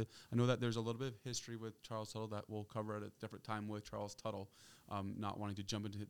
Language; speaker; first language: English; native; English